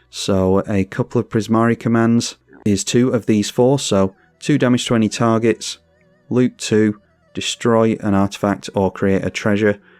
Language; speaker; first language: English; native; English